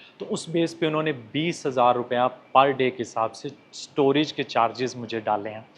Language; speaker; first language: Urdu; non-native, local second language; Punjabi